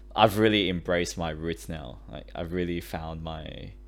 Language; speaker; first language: English; early bilingual, other home language; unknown